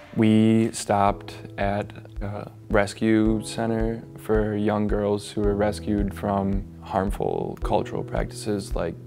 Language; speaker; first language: English; native; English